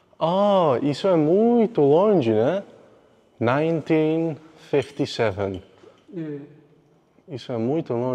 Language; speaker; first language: Portuguese; non-native, learner; English